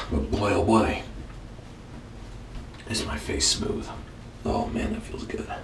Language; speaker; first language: English; native; English